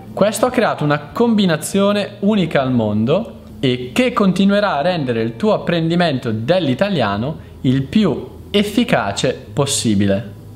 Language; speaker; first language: Italian; native; Italian